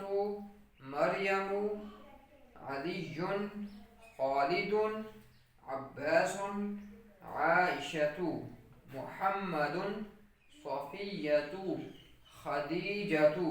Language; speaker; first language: Arabic; non-native, fluent; Urdu